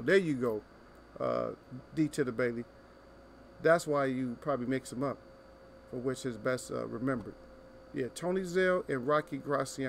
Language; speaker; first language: English; native; English